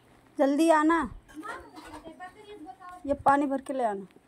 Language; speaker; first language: Hindi; native; Hindi